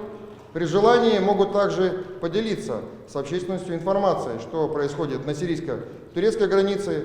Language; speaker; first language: Russian; native; Russian